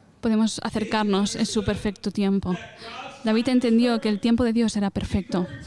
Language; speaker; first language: Spanish; non-native, fluent; English